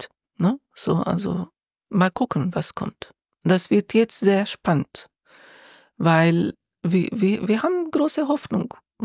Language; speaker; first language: German; non-native, learner; Arabic